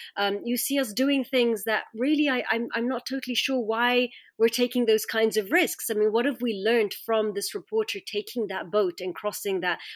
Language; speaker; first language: English; native; English